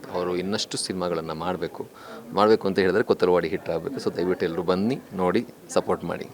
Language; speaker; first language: Kannada; non-native, local second language; Tulu